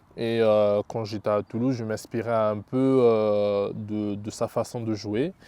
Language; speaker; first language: French; early bilingual, other home language; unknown